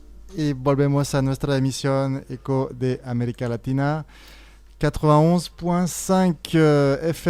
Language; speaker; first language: Spanish; non-native, fluent; French